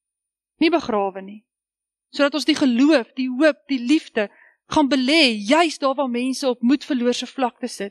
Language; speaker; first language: Afrikaans; native; Afrikaans